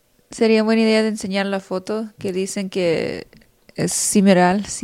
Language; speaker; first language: Spanish; early bilingual, heritage; Spanish